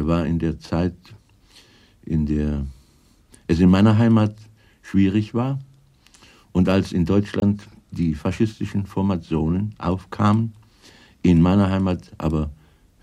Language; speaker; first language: German; native; German